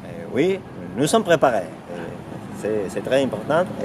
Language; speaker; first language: French; non-native, learner; Spanish